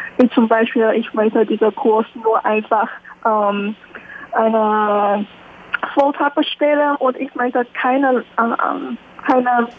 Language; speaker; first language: German; non-native, learner; Chinese